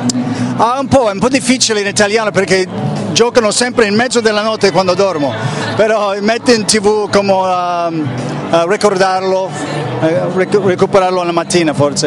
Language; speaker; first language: Italian; non-native, learner; English